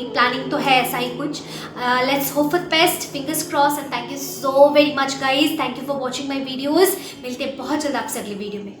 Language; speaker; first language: Hindi; non-native, local second language; Bangla